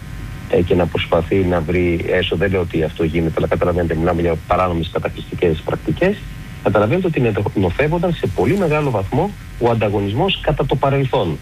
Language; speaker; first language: Greek; native; Greek